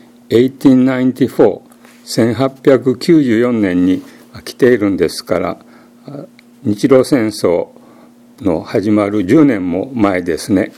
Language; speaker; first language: Japanese; native; Japanese